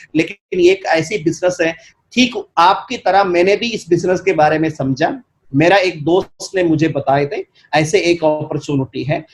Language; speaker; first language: Hindi; non-native, local second language; Malayalam